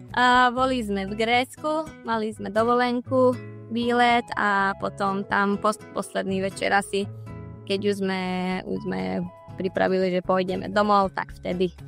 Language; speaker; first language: Slovak; non-native, local second language; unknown